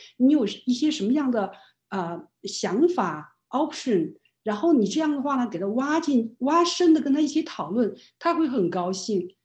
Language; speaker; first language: Chinese; native; Chinese